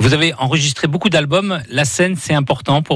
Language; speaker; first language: French; native; French